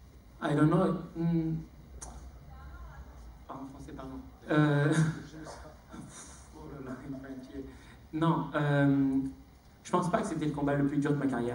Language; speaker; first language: French; native; French